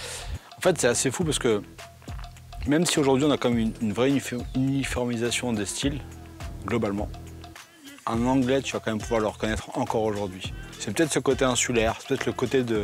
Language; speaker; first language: French; native; French